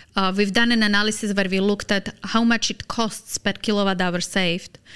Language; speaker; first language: English; non-native, fluent; Slovak